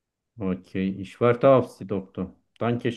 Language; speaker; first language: German; non-native, learner; Turkish